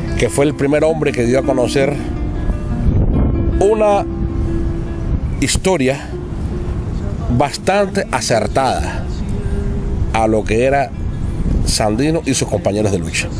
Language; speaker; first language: Spanish; native; Spanish